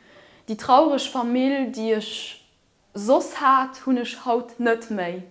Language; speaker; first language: German; non-native, local second language; Luxembourgish